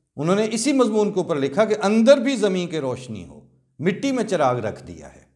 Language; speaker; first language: Urdu; non-native, local second language; Punjabi